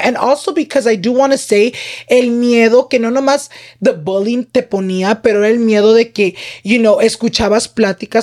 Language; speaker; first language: Spanish; early bilingual, heritage; Spanish